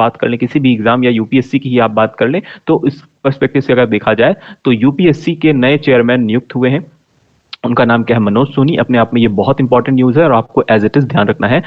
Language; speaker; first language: Hindi; native; Hindi